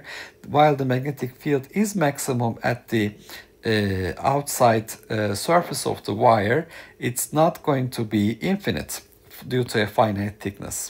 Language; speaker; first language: English; non-native, fluent; Turkish